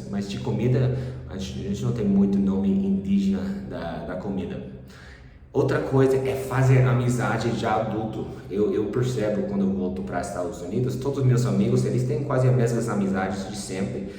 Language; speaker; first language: Portuguese; early bilingual, other home language; English